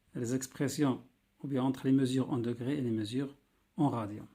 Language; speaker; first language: French; non-native, local second language; Arabic